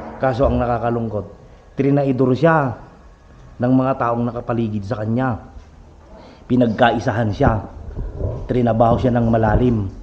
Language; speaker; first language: Filipino; native; Filipino